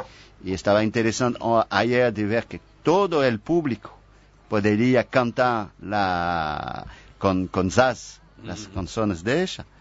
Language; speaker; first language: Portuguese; non-native, fluent; French